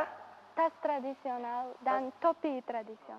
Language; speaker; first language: Indonesian; non-native, learner; Uzbek